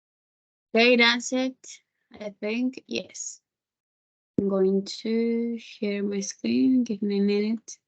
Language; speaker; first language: English; non-native, fluent; Spanish